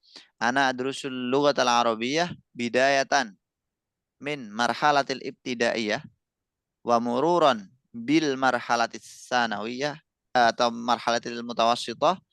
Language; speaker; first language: Arabic; non-native, fluent; Indonesian